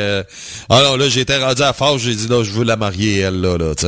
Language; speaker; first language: French; native; French